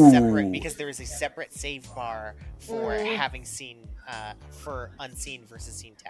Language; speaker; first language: English; native; English